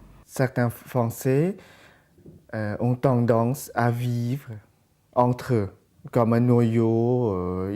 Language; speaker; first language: French; non-native, fluent; Thai